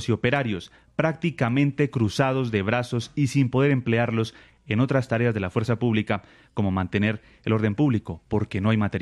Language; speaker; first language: Spanish; native; Spanish